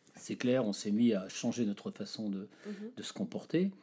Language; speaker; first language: French; native; French